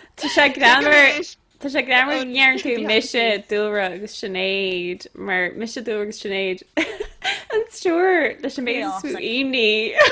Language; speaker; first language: Irish; native; Irish